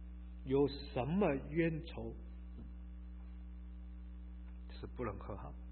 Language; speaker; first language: Chinese; native; Chinese